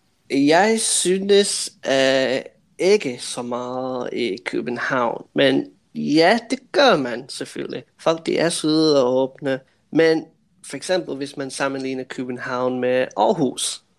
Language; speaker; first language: Danish; native; Danish